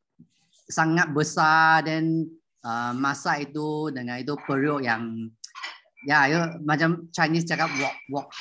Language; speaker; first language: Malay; non-native, local second language; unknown